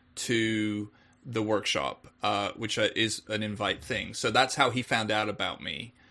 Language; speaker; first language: English; native; English